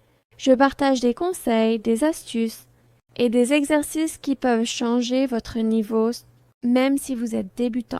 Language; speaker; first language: French; non-native, fluent; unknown